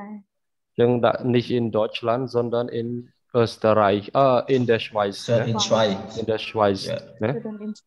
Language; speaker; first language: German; non-native, fluent; Khmer